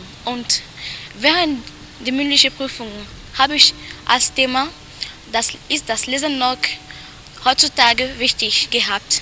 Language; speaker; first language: German; non-native, learner; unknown